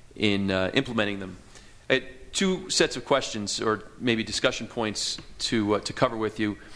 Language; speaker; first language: English; native; English